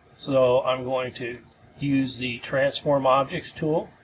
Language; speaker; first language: English; native; English